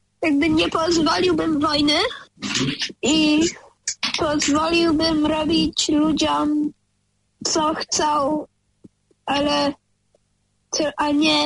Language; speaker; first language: Polish; early bilingual, heritage; Polish